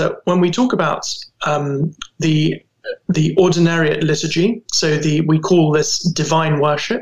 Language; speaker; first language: English; native; English